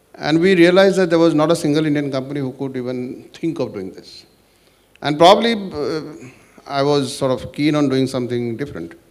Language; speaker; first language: English; non-native, local second language; Marathi